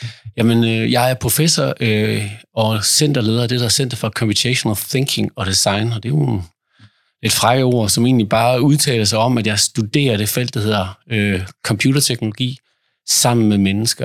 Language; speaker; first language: Danish; native; Danish